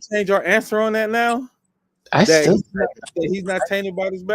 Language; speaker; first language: English; native; English